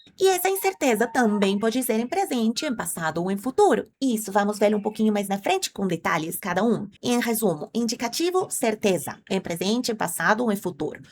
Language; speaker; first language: Portuguese; non-native, fluent; Spanish